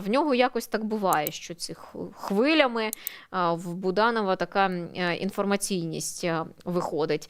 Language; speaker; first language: Ukrainian; native; Ukrainian